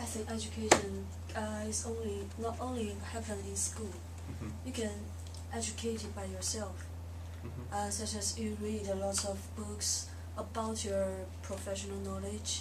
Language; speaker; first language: English; non-native, learner; Chinese